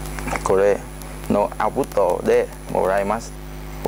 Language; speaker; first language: Japanese; non-native, learner; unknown